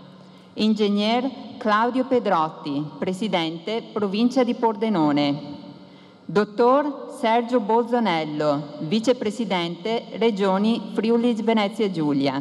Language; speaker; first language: Italian; native; Italian